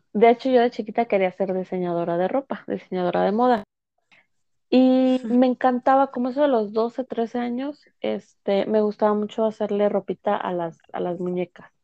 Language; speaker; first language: Spanish; native; Spanish